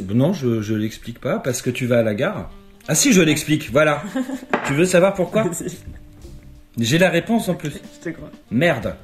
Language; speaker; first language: French; native; French